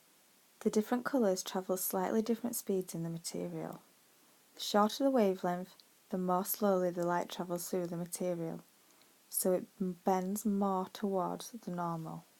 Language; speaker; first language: English; native; English